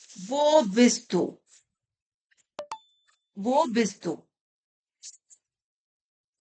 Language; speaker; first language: German; non-native, fluent; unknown